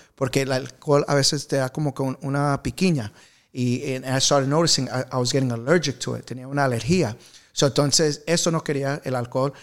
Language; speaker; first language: Spanish; early bilingual, heritage; Spanish